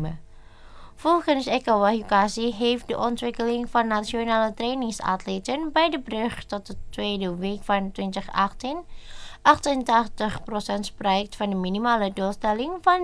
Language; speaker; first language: Dutch; non-native, fluent; Indonesian